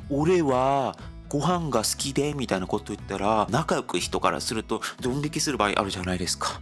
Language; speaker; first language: Japanese; non-native, fluent; Korean